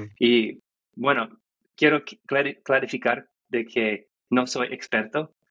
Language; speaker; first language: Spanish; non-native, fluent; English